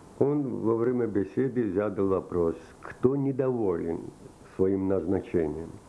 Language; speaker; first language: Russian; non-native, local second language; Azerbaijani